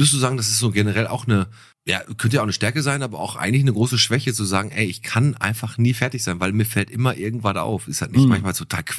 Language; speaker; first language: German; native; German